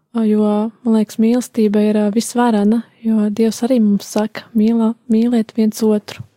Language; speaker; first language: Latvian; native; Latvian